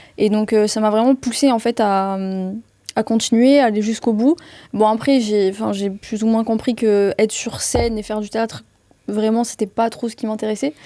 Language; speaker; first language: French; native; French